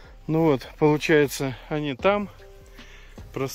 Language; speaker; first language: Russian; native; Russian